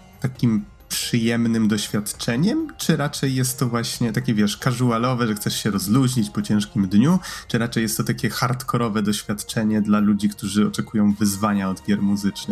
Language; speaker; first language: Polish; native; Polish